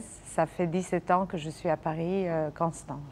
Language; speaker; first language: French; non-native, fluent; Serbian